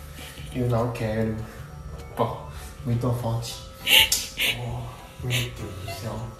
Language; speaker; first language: Portuguese; non-native, learner; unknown